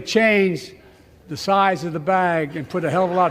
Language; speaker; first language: English; native; English